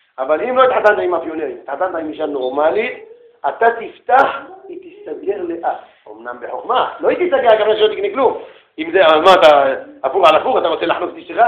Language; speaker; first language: Hebrew; native; Hebrew